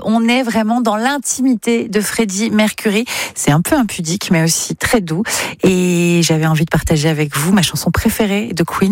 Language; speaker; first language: French; native; French